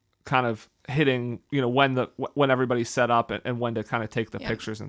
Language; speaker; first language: English; native; English